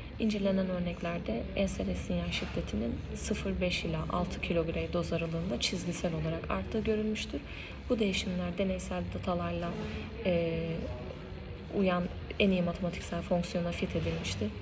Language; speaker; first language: Turkish; native; Turkish